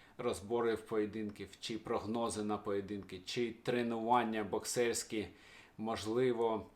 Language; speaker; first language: Ukrainian; non-native, local second language; Russian